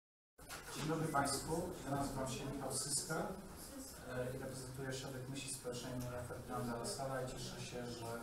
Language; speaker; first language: Polish; native; Polish